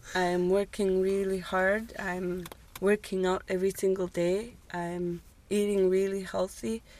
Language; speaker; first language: English; non-native, fluent; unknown